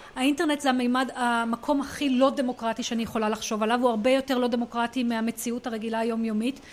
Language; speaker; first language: Hebrew; non-native, local second language; Arabic